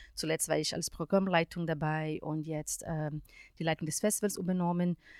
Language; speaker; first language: German; non-native, fluent; Portuguese